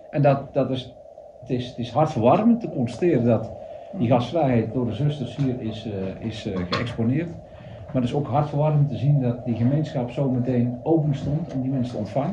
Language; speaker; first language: Dutch; native; Dutch